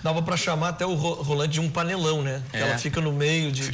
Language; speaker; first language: Portuguese; native; Portuguese